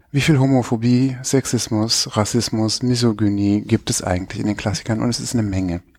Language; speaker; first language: German; native; German